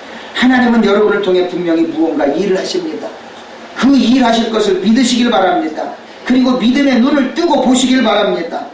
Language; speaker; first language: Korean; native; Korean